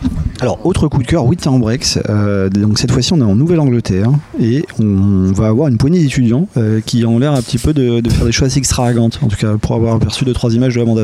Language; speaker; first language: French; native; French